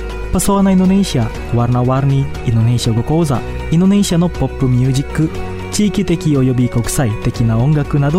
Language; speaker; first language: Japanese; non-native, fluent; Indonesian